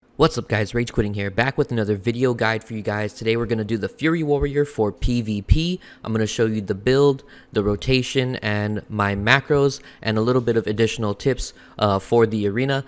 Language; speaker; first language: English; native; English